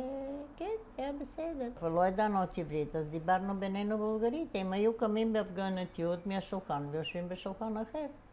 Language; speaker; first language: Hebrew; non-native, fluent; Bulgarian